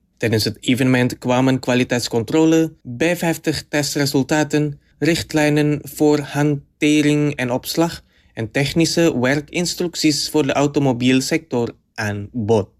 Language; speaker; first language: Dutch; non-native, fluent; Indonesian